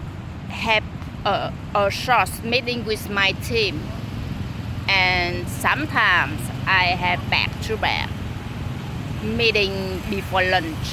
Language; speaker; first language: English; non-native, learner; Vietnamese